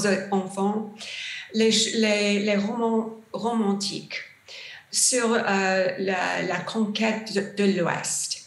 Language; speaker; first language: French; non-native, learner; English